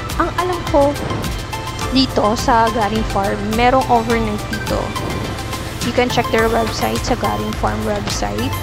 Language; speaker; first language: Filipino; native; Filipino